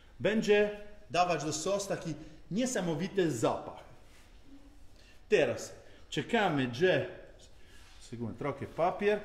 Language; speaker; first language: Polish; non-native, learner; Italian